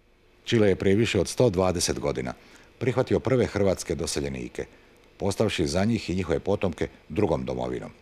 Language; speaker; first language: Bosnian; native; Bosnian